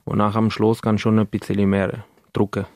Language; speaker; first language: German; non-native, learner; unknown